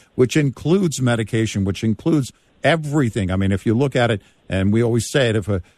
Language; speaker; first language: English; native; English